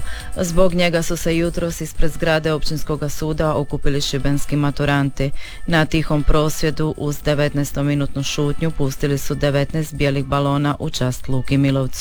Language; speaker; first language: Serbian; native; Serbian